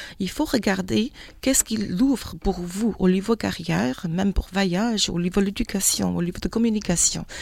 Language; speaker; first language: French; non-native, fluent; Chinese